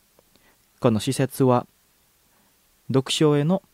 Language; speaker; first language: Japanese; non-native, fluent; Indonesian